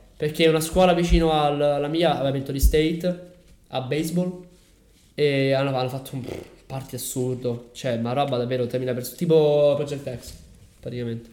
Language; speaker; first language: Italian; native; Italian